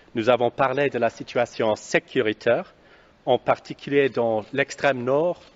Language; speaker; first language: French; non-native, fluent; English